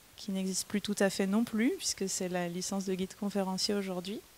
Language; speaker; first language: French; native; French